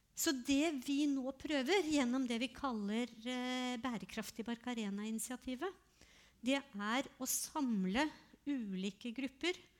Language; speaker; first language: Norwegian; native; Norwegian